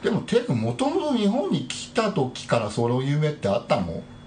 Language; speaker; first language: Japanese; native; Japanese